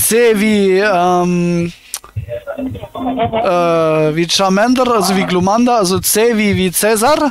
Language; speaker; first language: German; native; German